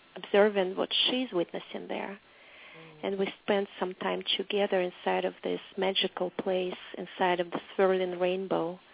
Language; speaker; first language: English; non-native, fluent; Russian